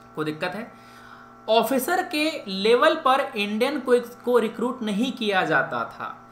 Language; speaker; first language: Hindi; native; Hindi